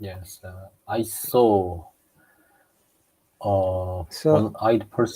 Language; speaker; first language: English; non-native, learner; Japanese